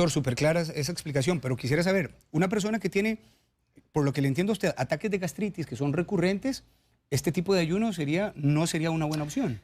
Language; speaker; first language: Spanish; native; Spanish